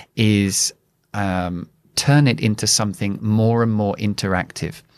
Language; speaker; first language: English; native; English